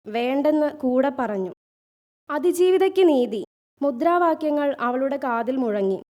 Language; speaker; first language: Malayalam; native; Malayalam